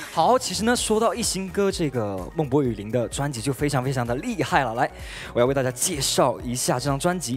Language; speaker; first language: Chinese; native; Chinese